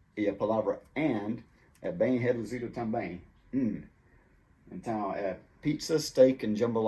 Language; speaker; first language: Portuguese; non-native, fluent; English